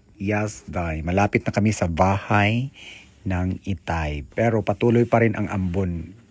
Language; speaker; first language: Filipino; non-native, local second language; Cebuano